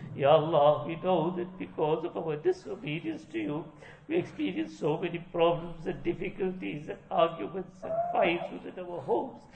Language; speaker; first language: English; native; English